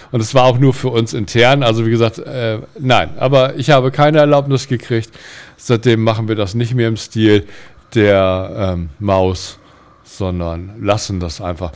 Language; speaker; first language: German; native; German